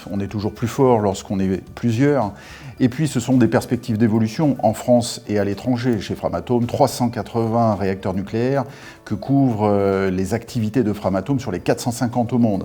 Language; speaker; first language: French; native; French